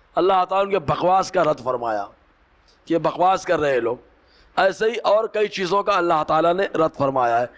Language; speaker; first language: Urdu; native; Urdu